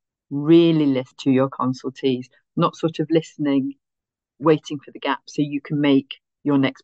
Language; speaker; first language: English; native; English